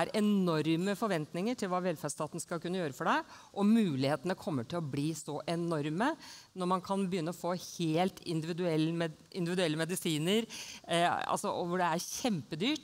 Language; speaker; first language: Norwegian; native; Norwegian